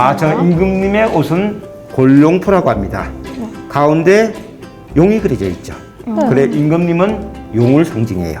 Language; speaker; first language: Korean; native; Korean